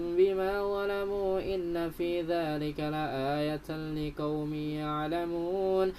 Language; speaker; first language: Arabic; non-native, learner; Indonesian